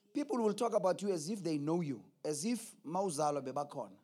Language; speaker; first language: English; non-native, local second language; Zulu